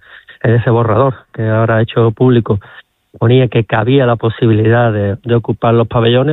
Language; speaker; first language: Spanish; native; Spanish